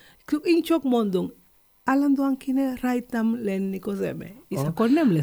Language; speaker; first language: Hungarian; non-native, learner; Spanish